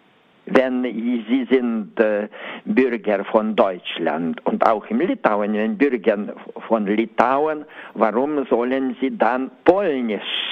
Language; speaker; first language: German; non-native, learner; Lithuanian